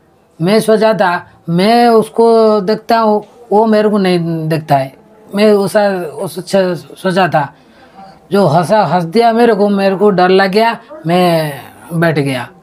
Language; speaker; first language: Hindi; non-native, local second language; Odia